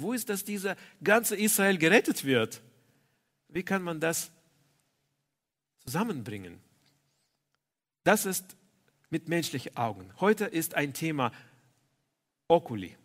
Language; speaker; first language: German; non-native, fluent; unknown